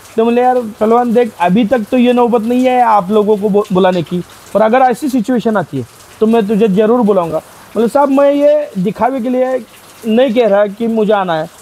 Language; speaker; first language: Hindi; non-native, local second language; Marathi